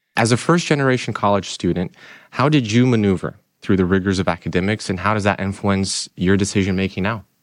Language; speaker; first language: English; non-native, fluent; Portuguese